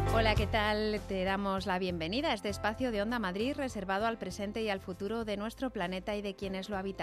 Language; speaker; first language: Spanish; native; Spanish